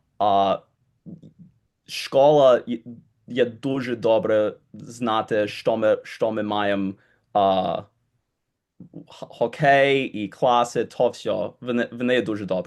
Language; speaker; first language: Ukrainian; early bilingual, heritage; Ukrainian